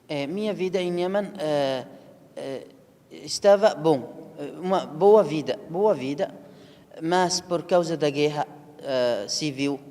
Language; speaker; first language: Portuguese; non-native, learner; Arabic